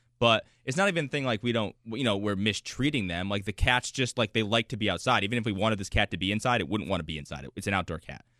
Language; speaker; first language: English; native; English